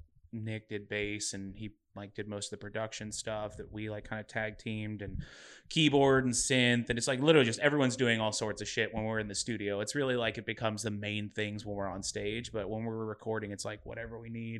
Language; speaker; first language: English; native; English